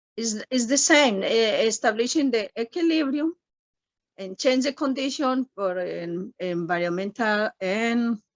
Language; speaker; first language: English; non-native, learner; Spanish